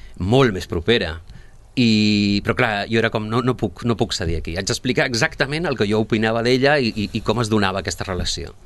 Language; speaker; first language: Catalan; early bilingual, other home language; Spanish